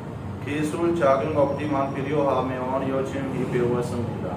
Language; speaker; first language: Korean; non-native, learner; Urdu